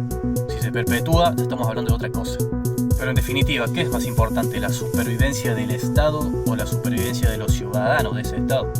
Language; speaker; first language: Spanish; native; Spanish